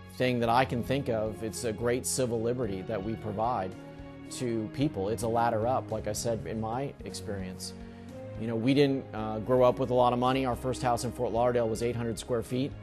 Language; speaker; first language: English; native; English